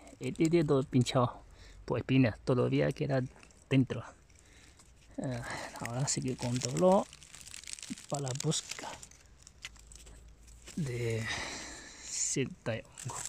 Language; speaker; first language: Spanish; non-native, learner; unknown